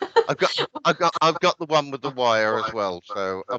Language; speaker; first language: English; native; English